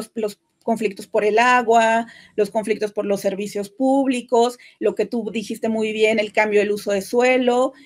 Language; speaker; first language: Spanish; native; Spanish